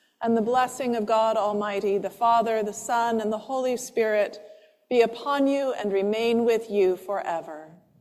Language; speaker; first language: English; native; English